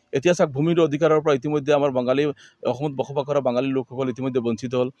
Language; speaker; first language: Assamese; non-native, local second language; Bangla